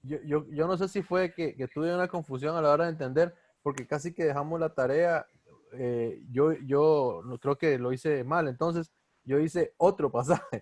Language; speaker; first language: Spanish; native; Spanish